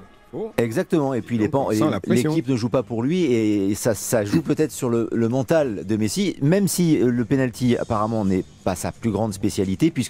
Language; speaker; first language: French; native; French